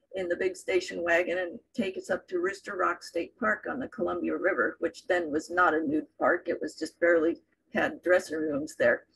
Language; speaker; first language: English; native; English